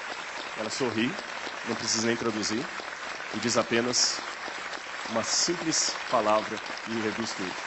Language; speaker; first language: Portuguese; native; Portuguese